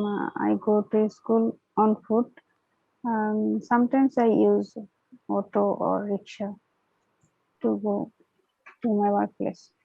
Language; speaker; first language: English; non-native, learner; Bangla